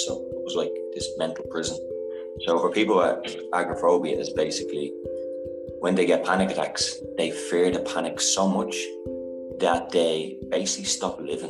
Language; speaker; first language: English; native; English